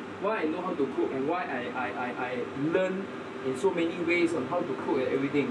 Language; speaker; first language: English; non-native, local second language; Chinese